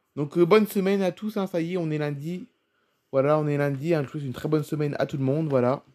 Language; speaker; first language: French; native; French